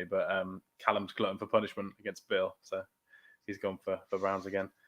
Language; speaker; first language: English; native; English